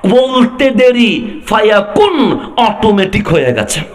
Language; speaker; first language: Bangla; non-native, local second language; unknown